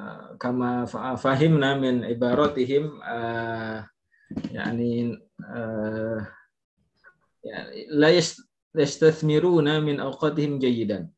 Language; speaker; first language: Arabic; non-native, fluent; Indonesian